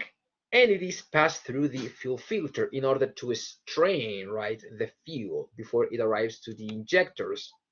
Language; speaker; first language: English; non-native, fluent; Spanish